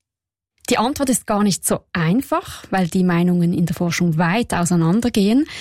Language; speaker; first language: German; native; German